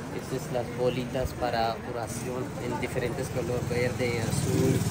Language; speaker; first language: Spanish; non-native, learner; Urdu